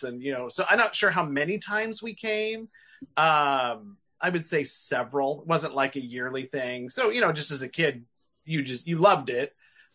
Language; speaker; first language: English; native; English